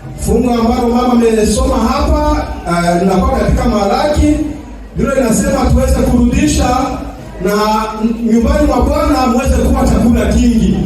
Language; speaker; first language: Swahili; non-native, local second language; Kinyarwanda